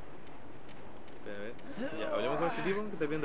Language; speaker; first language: Spanish; native; Spanish